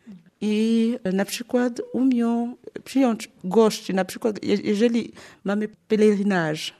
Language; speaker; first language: Polish; non-native, learner; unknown